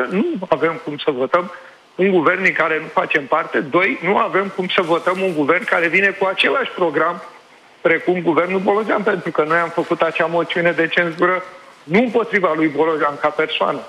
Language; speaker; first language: Romanian; native; Romanian